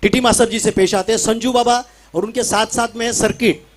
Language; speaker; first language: Hindi; non-native, local second language; Marathi